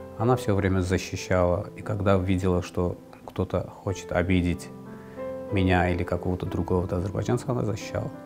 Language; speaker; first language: Russian; non-native, local second language; Azerbaijani